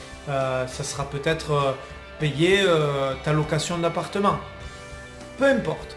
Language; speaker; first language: French; native; French